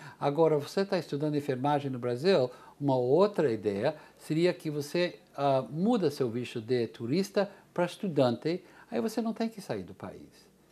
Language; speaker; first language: Portuguese; non-native, fluent; English